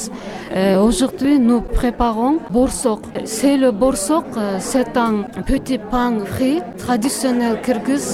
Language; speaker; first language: French; non-native, learner; Kyrgyz